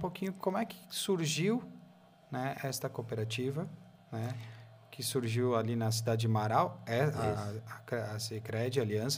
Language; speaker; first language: Portuguese; native; Portuguese